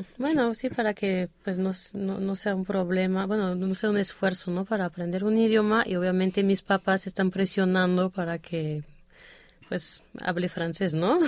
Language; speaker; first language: Spanish; non-native, fluent; French